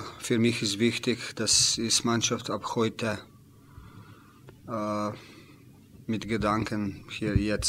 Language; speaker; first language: German; non-native, learner; Slovenian